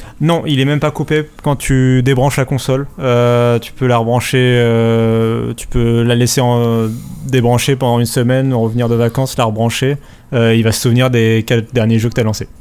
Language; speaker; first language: French; native; French